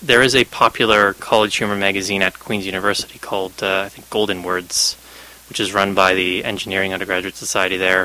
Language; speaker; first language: English; native; English